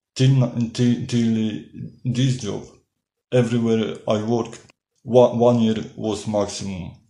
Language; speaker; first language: English; non-native, learner; Polish